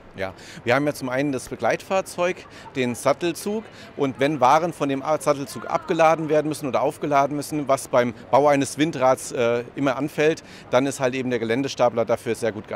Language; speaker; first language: German; native; German